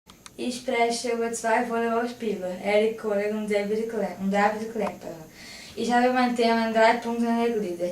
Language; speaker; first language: German; non-native, learner; Portuguese